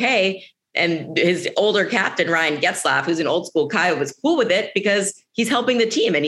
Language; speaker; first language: English; native; English